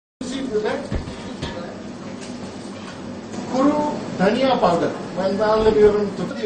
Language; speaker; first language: Turkish; non-native, learner; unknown